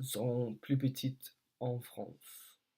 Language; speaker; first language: French; non-native, learner; Danish